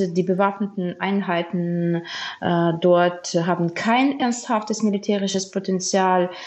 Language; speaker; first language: German; non-native, fluent; Ukrainian